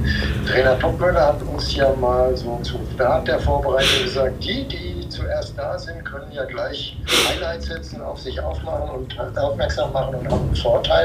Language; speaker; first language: German; native; German